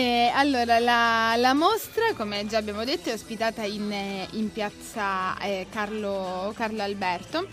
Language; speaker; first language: Italian; native; Italian